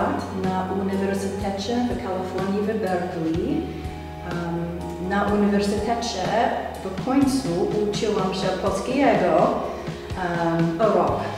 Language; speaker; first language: Polish; non-native, learner; English